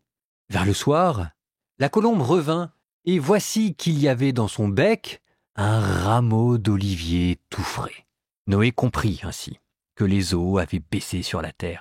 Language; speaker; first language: French; native; French